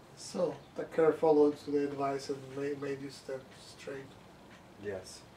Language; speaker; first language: English; non-native, fluent; Russian